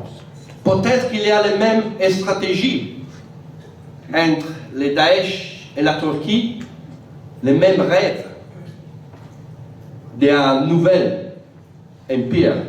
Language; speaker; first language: French; non-native, fluent; Italian